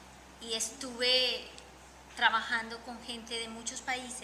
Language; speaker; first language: Spanish; native; Spanish